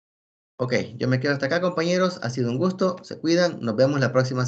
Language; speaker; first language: Spanish; native; Spanish